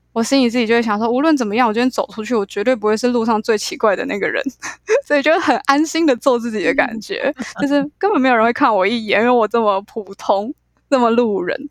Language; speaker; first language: Chinese; native; Chinese